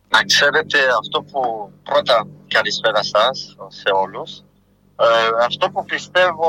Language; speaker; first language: Greek; non-native, fluent; French